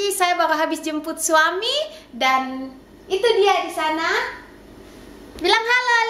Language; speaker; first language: Indonesian; non-native, local second language; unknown